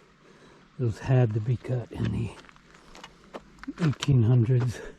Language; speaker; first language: English; native; English